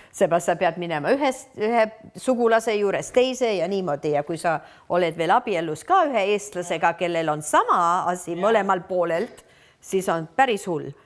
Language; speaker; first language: Estonian; early bilingual, heritage; Estonian